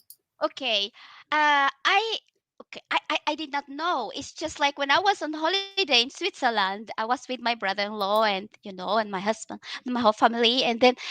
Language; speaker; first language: English; non-native, local second language; Filipino